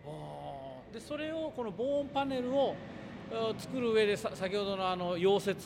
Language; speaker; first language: Japanese; native; Japanese